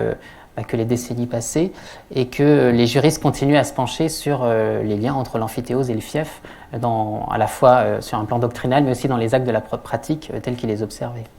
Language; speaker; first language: French; native; French